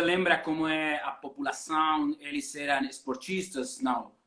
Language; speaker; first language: Portuguese; non-native, learner; Spanish